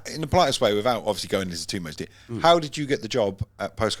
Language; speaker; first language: English; native; English